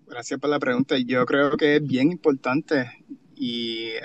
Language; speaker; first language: Spanish; native; Spanish